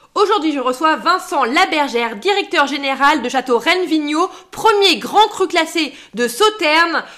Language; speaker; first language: French; native; French